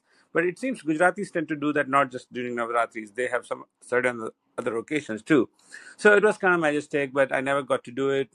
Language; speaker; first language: English; non-native, local second language; Hindi